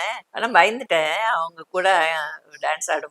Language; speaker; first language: Tamil; non-native, local second language; Telugu